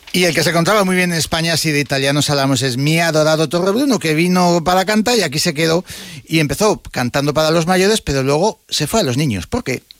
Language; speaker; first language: Spanish; native; Spanish